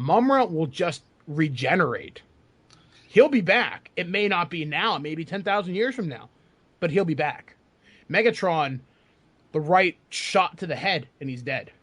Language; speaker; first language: English; native; English